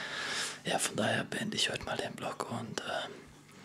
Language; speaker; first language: German; native; German